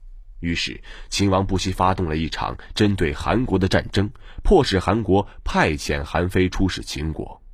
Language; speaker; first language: Chinese; native; Chinese